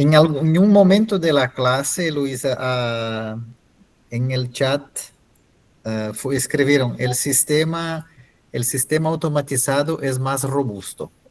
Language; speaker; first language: Spanish; non-native, fluent; Portuguese